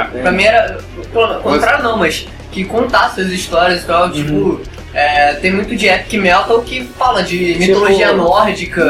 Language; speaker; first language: Portuguese; native; Portuguese